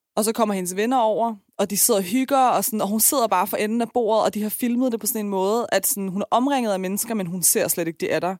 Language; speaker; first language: Danish; early bilingual, other home language; Persian